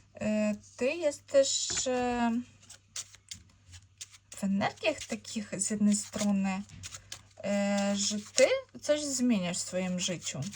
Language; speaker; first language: Polish; non-native, learner; Ukrainian